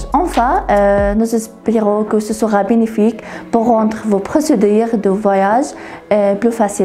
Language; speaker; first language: French; non-native, learner; Arabic